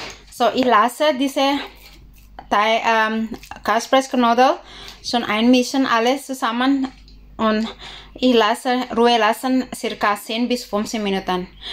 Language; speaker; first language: German; non-native, learner; Indonesian